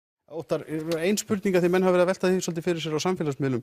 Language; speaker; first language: Icelandic; native; Icelandic